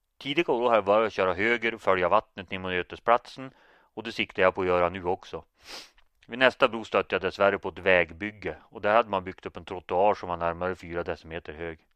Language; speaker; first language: Swedish; native; Swedish